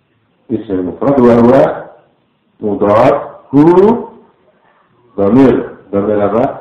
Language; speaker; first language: Arabic; non-native, fluent; Indonesian